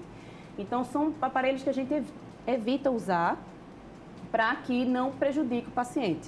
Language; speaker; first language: Portuguese; native; Portuguese